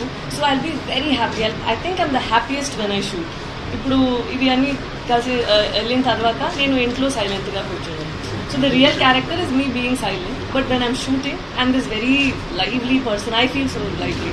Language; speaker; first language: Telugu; non-native, learner; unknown